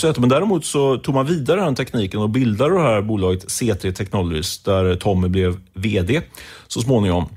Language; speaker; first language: Swedish; native; Swedish